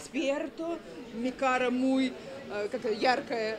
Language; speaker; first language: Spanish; non-native, learner; Russian